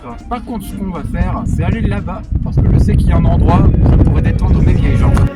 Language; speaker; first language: French; native; French